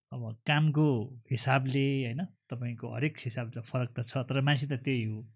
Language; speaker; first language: Nepali; non-native, local second language; Eastern Tamang